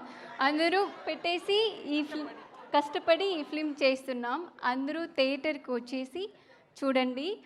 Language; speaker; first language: Telugu; non-native, learner; Tamil